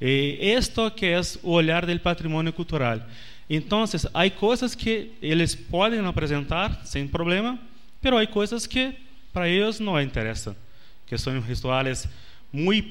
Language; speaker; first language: Spanish; non-native, learner; Portuguese